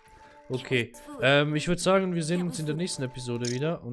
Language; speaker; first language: German; native; German